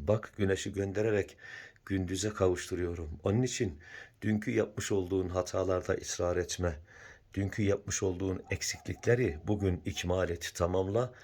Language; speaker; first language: Turkish; native; Turkish